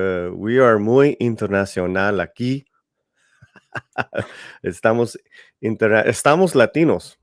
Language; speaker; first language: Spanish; early bilingual, heritage; English